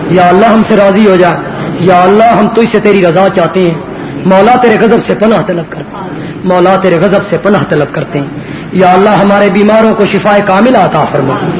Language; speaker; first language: Urdu; non-native, local second language; Punjabi